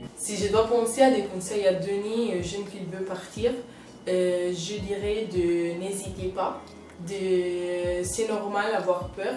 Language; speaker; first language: French; non-native, fluent; Italian